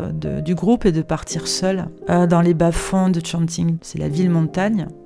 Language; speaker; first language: French; native; French